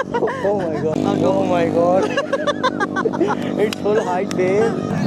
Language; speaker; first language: English; non-native, learner; Urdu